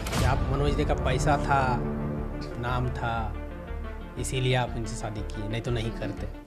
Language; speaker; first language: Hindi; native; Hindi